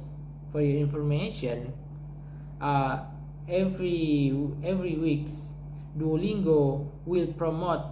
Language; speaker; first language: English; non-native, learner; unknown